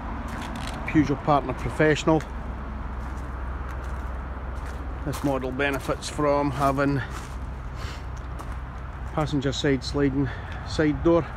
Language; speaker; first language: English; native; English